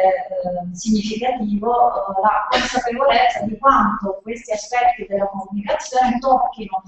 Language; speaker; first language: Italian; native; Italian